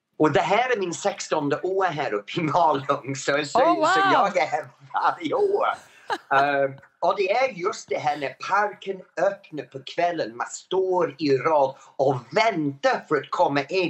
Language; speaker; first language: Swedish; non-native, fluent; English